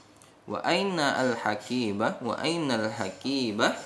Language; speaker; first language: Arabic; non-native, fluent; Indonesian